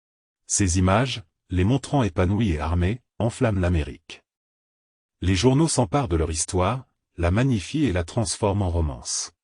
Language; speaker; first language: French; native; French